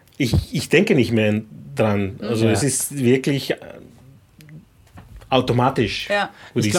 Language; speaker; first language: German; non-native, fluent; Spanish